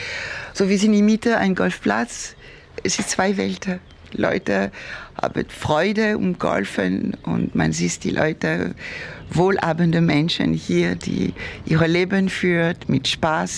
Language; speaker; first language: German; non-native, fluent; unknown